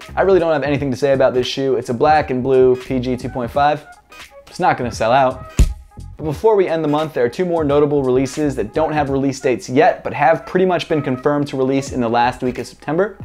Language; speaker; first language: English; native; English